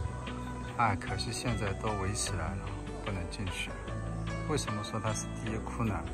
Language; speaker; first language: Chinese; native; Chinese